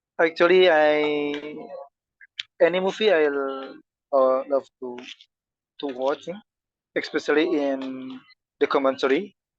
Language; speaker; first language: English; non-native, learner; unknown